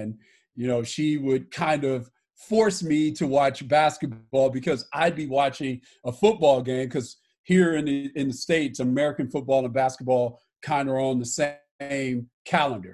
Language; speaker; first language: English; native; English